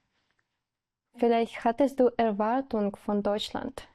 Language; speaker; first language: German; non-native, fluent; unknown